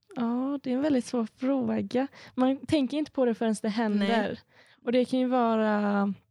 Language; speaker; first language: Swedish; native; Swedish